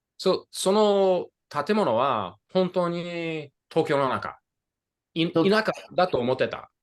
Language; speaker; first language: Japanese; non-native, fluent; English